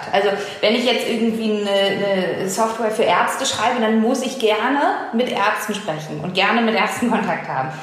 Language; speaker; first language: German; native; German